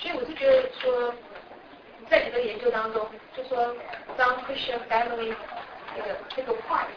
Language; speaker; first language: Chinese; native; Chinese